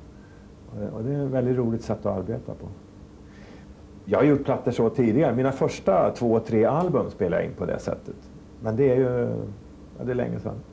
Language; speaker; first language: Swedish; native; Swedish